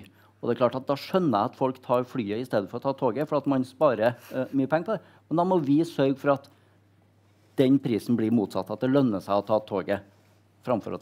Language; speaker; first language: Norwegian; native; Norwegian